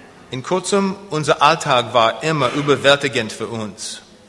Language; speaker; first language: German; non-native, learner; English